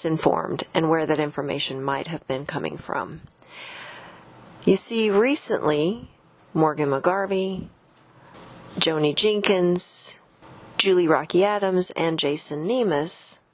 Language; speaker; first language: English; native; English